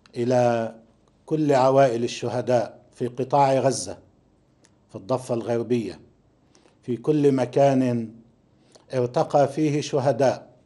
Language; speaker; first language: Arabic; native; Arabic